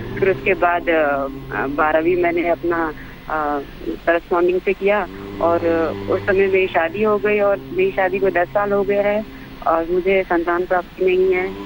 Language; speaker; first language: Hindi; non-native, local second language; Nepali